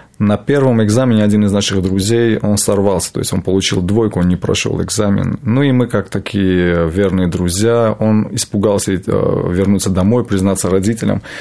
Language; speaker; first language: Russian; non-native, local second language; Armenian